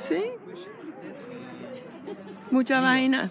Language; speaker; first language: Spanish; non-native, fluent; English